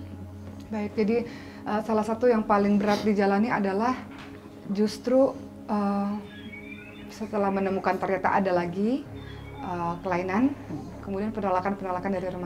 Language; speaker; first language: Indonesian; native; Indonesian